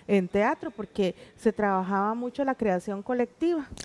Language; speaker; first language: Spanish; native; Spanish